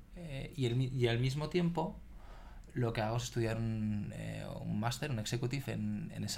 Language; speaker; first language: Spanish; native; Spanish